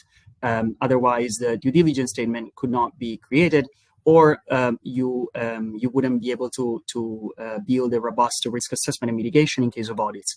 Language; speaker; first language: English; non-native, fluent; Italian